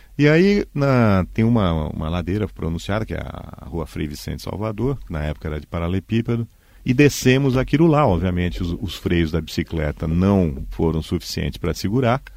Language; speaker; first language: Portuguese; native; Portuguese